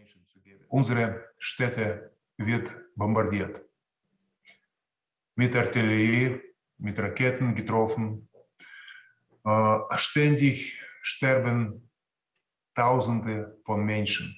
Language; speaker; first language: German; non-native, fluent; Russian